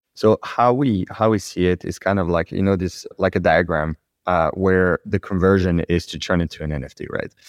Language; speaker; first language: English; non-native, fluent; French